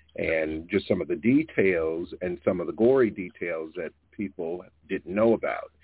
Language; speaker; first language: English; native; English